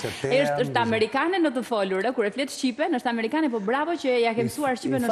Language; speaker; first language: Albanian; native; Albanian